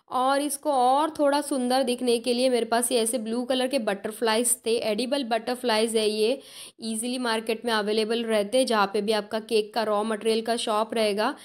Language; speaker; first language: Hindi; non-native, local second language; Marathi